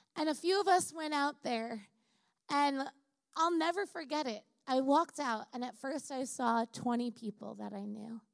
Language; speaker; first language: English; native; English